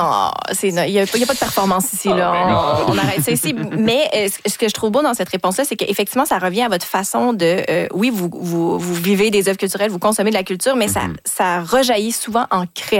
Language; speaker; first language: French; native; French